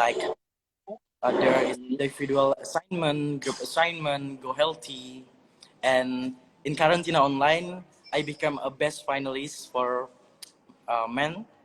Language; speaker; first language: English; non-native, learner; Indonesian